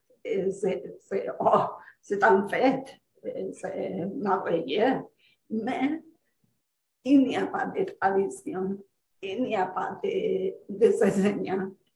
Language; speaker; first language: French; non-native, fluent; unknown